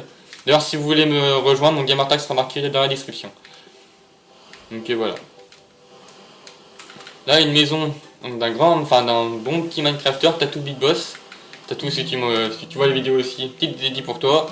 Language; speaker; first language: French; native; French